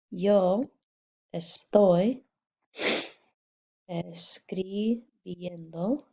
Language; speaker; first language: Spanish; non-native, fluent; English